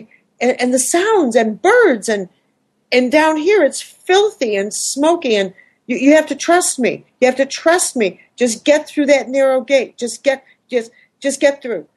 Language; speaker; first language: English; native; English